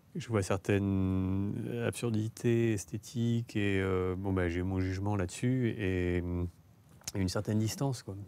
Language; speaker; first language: French; native; French